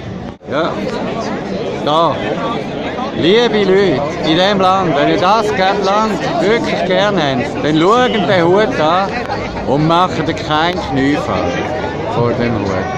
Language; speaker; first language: German; native; German